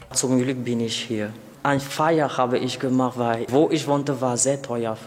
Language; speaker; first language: German; non-native, learner; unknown